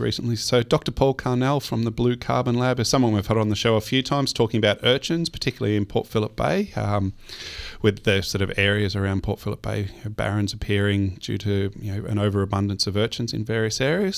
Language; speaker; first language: English; native; English